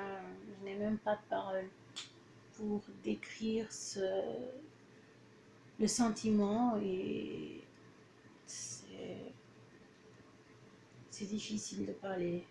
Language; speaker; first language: French; early bilingual, other home language; Portuguese